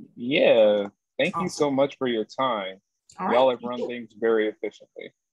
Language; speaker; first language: English; native; English